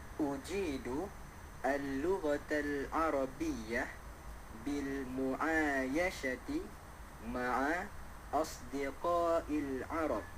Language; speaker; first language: Arabic; non-native, fluent; Malay